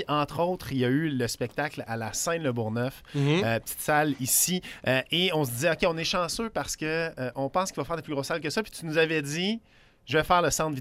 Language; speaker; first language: French; native; French